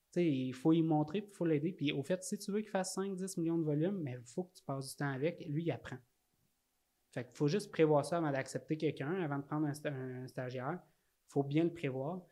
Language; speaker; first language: French; native; French